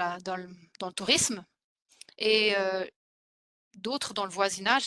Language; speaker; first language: French; non-native, fluent; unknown